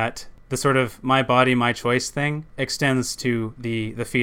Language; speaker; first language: English; native; English